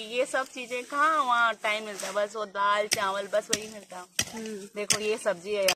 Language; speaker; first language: Hindi; non-native, local second language; Garhwali